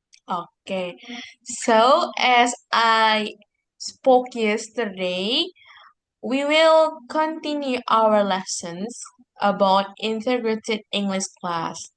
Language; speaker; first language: English; non-native, fluent; Indonesian